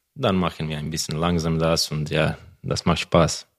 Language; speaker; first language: German; non-native, learner; Croatian